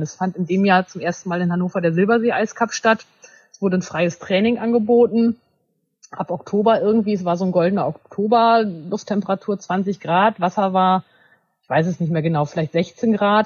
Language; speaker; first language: German; native; German